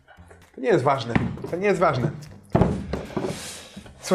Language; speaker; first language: Polish; native; Polish